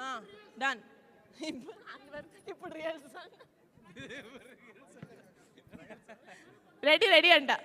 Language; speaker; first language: Telugu; native; Telugu